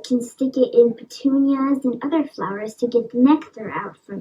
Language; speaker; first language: English; native; English